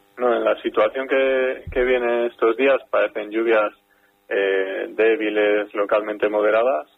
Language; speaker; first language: Spanish; native; Spanish